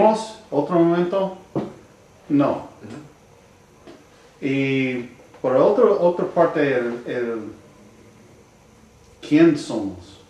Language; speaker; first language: Spanish; non-native, learner; English